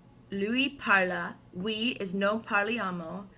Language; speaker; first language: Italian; non-native, learner; English